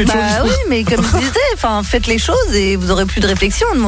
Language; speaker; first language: French; native; French